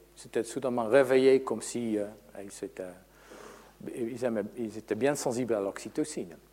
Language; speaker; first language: French; non-native, fluent; Dutch